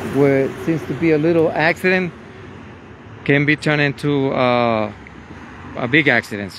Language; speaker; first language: English; non-native, fluent; Spanish